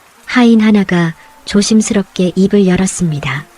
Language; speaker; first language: Korean; native; Korean